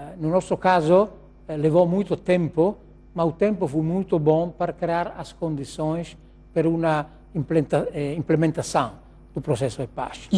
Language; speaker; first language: Portuguese; non-native, learner; Italian